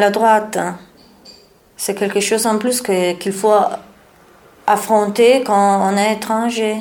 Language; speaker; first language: French; non-native, learner; Italian